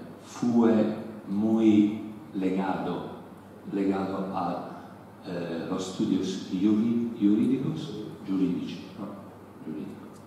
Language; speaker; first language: Spanish; non-native, learner; Italian